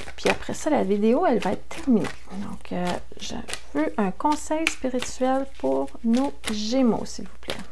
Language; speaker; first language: French; native; French